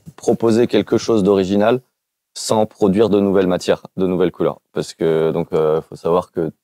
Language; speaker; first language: French; native; French